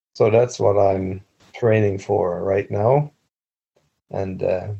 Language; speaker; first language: English; non-native, fluent; Dutch